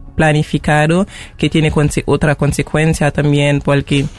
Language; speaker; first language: Spanish; non-native, fluent; Haitian Creole